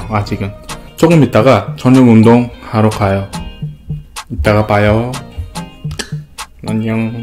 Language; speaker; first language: Korean; non-native, learner; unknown